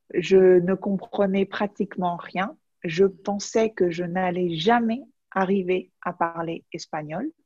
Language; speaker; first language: French; native; French